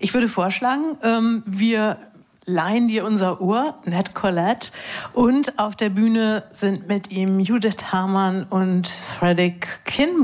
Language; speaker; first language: German; native; German